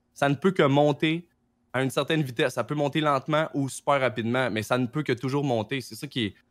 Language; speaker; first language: French; native; French